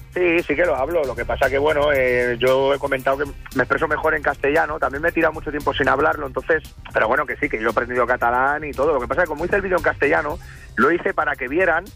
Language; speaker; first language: Spanish; native; Spanish